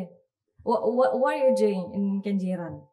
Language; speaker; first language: English; non-native, fluent; Indonesian